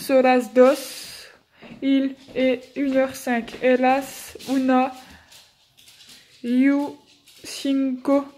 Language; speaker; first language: French; native; French